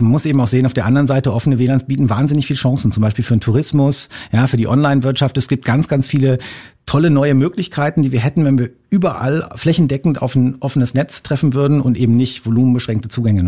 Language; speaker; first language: German; native; German